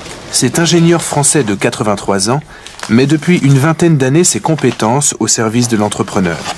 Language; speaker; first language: French; native; French